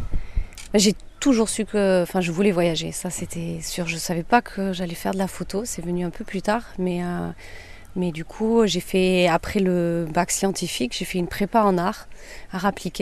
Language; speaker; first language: French; native; French